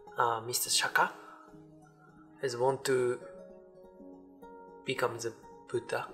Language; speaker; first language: English; non-native, learner; Japanese